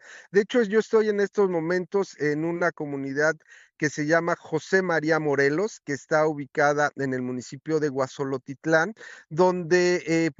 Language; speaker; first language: Spanish; native; Spanish